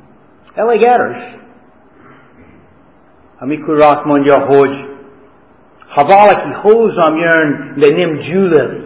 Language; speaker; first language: Hungarian; non-native, learner; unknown